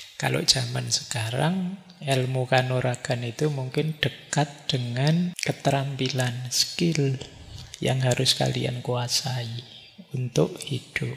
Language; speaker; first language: Indonesian; native; Indonesian